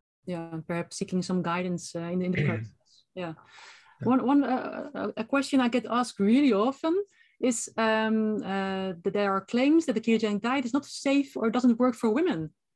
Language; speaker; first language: English; non-native, fluent; Dutch